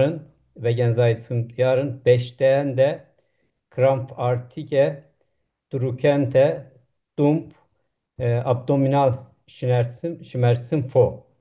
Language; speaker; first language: German; non-native, learner; Turkish